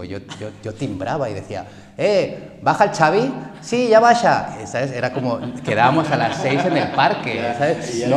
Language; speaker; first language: Spanish; early bilingual, other home language; Korean